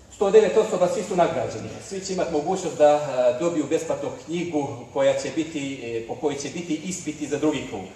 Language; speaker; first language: Bosnian; native; Bosnian